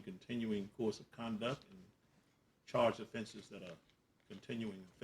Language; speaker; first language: English; native; English